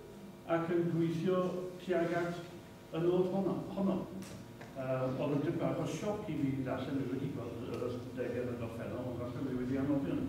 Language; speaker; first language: Welsh; native; Welsh